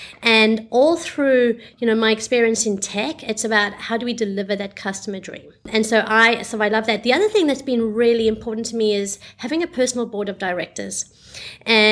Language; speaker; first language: English; native; English